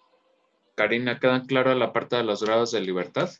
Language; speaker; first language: Spanish; native; Spanish